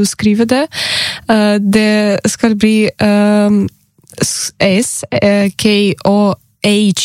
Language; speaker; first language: Norwegian; non-native, learner; Ukrainian